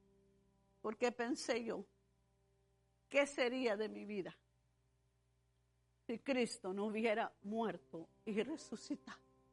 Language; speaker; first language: Spanish; early bilingual, heritage; Spanish